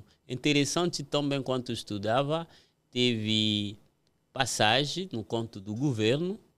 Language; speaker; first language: Portuguese; non-native, fluent; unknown